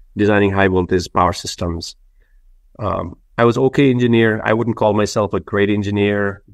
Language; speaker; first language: English; non-native, local second language; Nepali